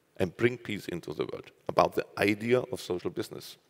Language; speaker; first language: English; non-native, fluent; German